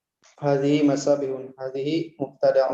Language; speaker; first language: Arabic; non-native, learner; Indonesian